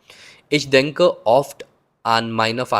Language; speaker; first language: German; non-native, learner; Hindi